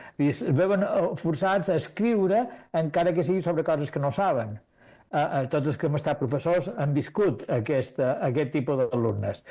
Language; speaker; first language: Catalan; native; Catalan